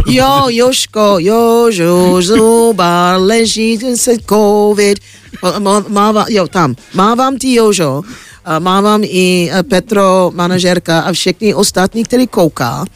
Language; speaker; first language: Czech; non-native, fluent; English